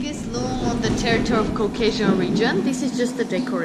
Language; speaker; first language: English; non-native, fluent; Armenian